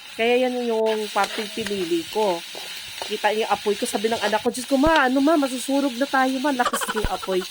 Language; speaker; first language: Filipino; non-native, local second language; Cebuano